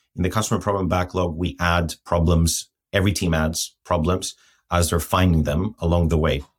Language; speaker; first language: English; non-native, fluent; Greek